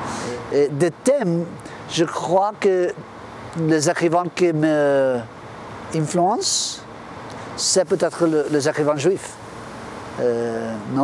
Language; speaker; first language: French; non-native, fluent; Spanish